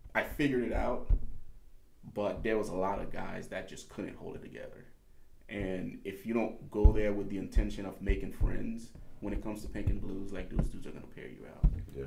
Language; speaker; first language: English; native; English